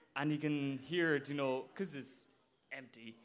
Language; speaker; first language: English; native; English